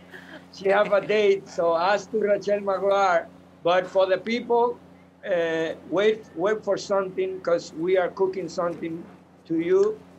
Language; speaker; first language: English; non-native, fluent; Spanish